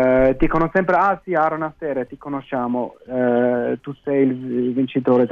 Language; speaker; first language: Italian; non-native, fluent; German